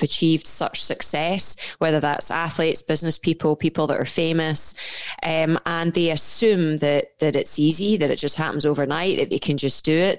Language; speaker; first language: English; native; English